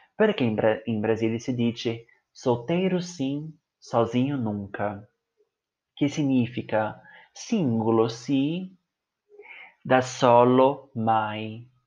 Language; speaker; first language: Italian; non-native, fluent; Portuguese